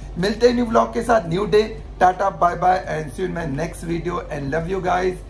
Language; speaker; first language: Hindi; non-native, local second language; Nepali